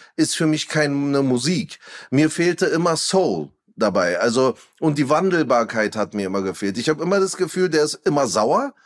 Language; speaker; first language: German; early bilingual, other home language; Turkish